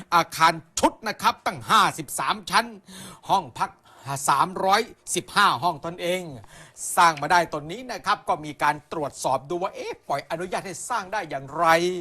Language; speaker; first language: Thai; native; Thai